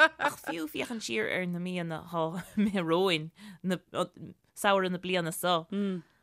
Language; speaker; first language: Irish; native; Irish